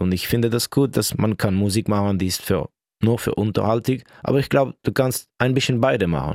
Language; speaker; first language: German; non-native, local second language; French